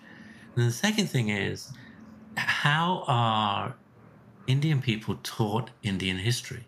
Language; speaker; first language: English; native; English